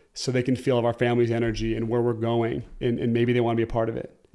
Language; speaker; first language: English; native; English